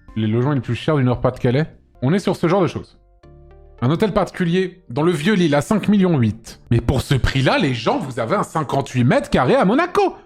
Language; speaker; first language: French; native; French